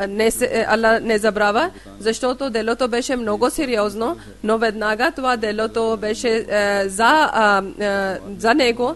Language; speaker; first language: Bulgarian; non-native, learner; Urdu